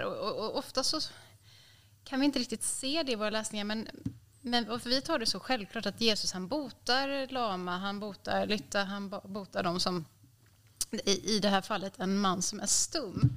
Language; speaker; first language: Swedish; native; Swedish